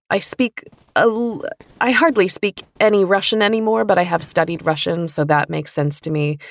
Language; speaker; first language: English; native; English